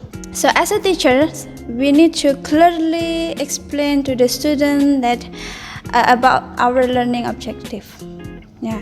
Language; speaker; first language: English; non-native, learner; Indonesian